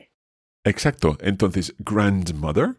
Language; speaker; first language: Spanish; non-native, fluent; English